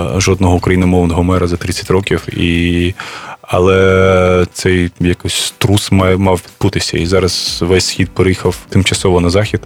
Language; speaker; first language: Ukrainian; non-native, local second language; Russian